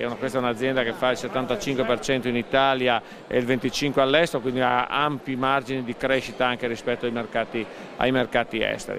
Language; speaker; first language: Italian; native; Italian